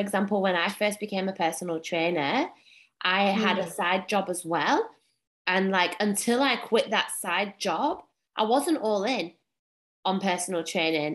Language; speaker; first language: English; native; English